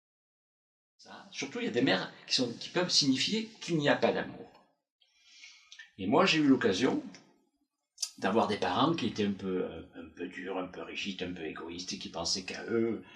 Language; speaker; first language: French; native; French